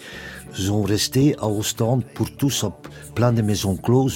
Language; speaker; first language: French; non-native, local second language; Dutch